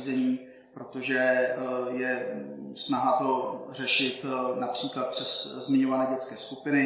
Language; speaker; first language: Czech; native; Czech